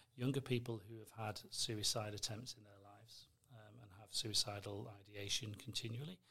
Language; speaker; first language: English; native; English